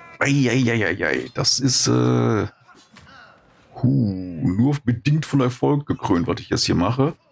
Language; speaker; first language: German; native; German